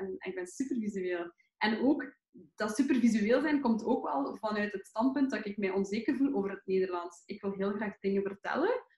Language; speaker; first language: Dutch; early bilingual, other home language; Arabic